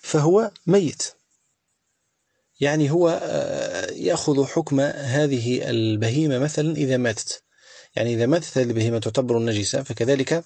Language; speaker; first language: Arabic; native; Arabic